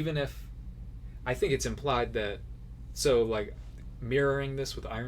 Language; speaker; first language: English; native; English